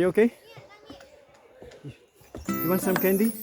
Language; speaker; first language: English; non-native, learner; Thai